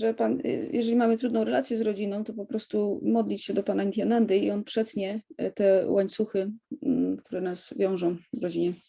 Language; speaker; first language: Polish; native; Polish